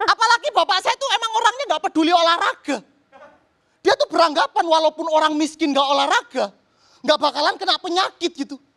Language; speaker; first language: Indonesian; native; Indonesian